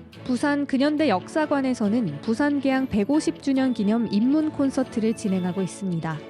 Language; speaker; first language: Korean; native; Korean